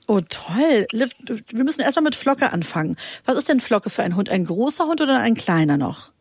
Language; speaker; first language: German; native; German